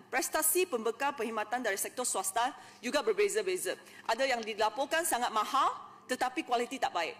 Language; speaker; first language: Malay; non-native, local second language; Chinese